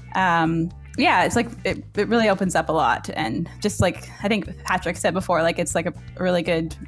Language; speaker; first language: English; native; English